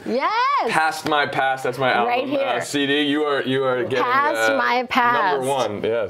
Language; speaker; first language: English; native; English